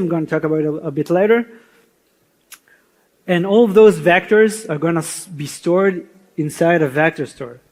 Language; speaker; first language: English; non-native, fluent; Hebrew